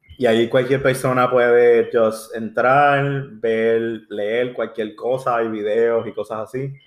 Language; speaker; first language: Spanish; early bilingual, heritage; Spanish